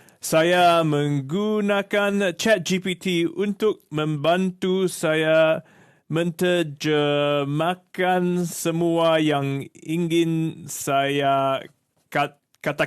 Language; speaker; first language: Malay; non-native, learner; English